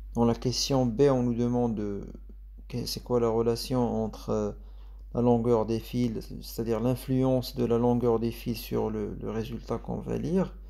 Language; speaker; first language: French; non-native, local second language; Arabic